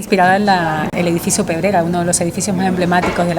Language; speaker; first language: Spanish; native; Spanish